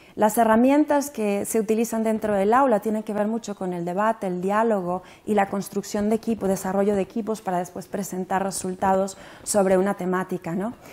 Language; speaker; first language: Spanish; native; Spanish